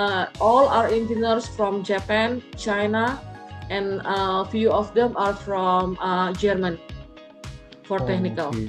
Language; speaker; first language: English; non-native, fluent; Indonesian